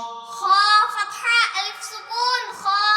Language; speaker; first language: Arabic; non-native, learner; Bangla